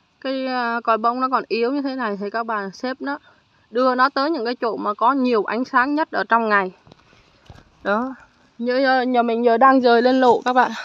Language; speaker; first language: Vietnamese; native; Vietnamese